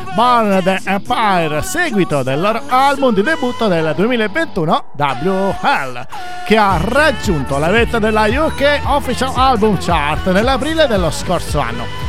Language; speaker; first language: Italian; native; Italian